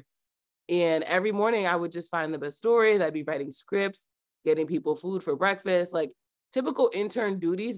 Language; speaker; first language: English; native; English